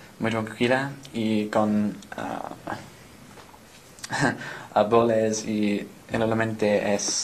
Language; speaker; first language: Spanish; non-native, learner; English